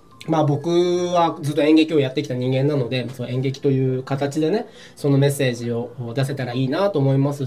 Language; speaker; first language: Japanese; native; Japanese